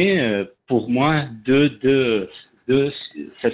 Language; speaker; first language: French; non-native, fluent; Persian